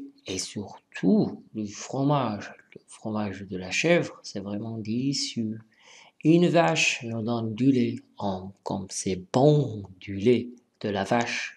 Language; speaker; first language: French; non-native, local second language; Arabic